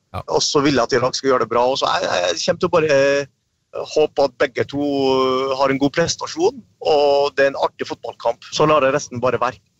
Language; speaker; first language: Norwegian; early bilingual, other home language; Arabic